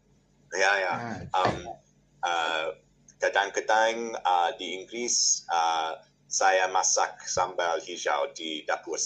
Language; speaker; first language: Indonesian; non-native, learner; English